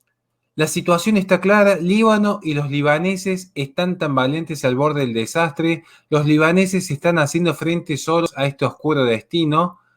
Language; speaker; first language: Spanish; native; Spanish